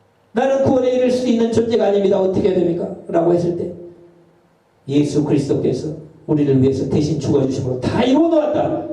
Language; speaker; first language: Korean; native; Korean